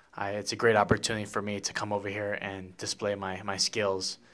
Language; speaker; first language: English; native; English